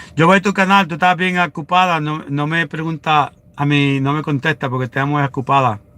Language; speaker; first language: Spanish; early bilingual, other home language; English